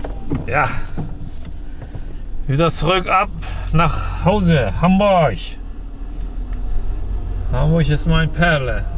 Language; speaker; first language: German; non-native, fluent; Turkish